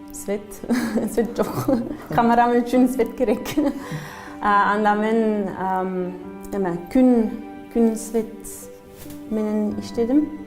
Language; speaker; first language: Kyrgyz; non-native, learner; German